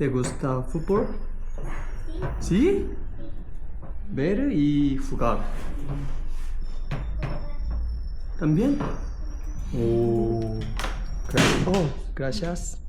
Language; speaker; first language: Spanish; non-native, learner; Korean